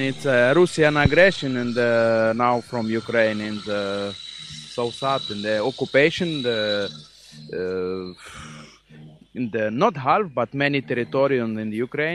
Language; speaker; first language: English; non-native, learner; Ukrainian